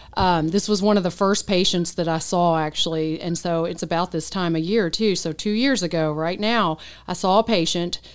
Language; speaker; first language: English; native; English